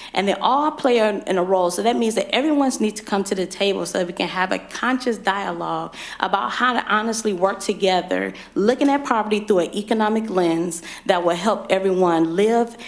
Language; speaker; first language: English; native; English